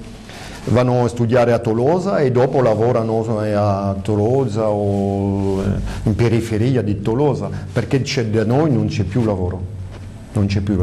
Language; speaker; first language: Italian; early bilingual, heritage; French